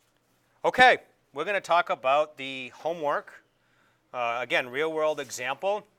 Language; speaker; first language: English; native; English